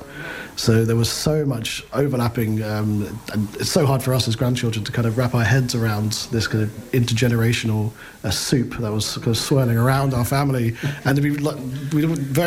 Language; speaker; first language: English; native; English